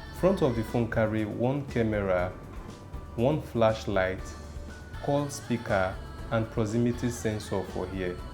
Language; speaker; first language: Nigerian Pidgin; native; Nigerian Pidgin